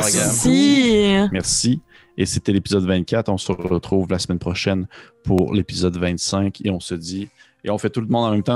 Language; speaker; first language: French; native; French